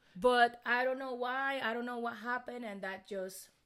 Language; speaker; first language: English; non-native, fluent; Spanish